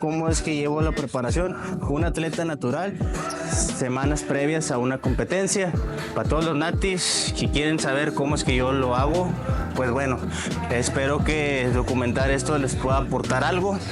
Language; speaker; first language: Spanish; native; Spanish